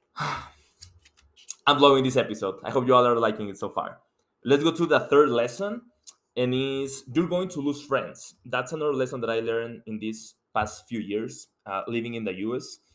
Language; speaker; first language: English; non-native, fluent; Spanish